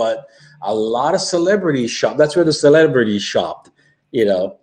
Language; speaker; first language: English; native; English